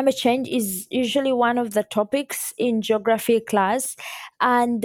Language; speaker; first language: English; non-native, local second language; Ganda